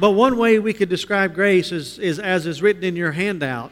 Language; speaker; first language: English; native; English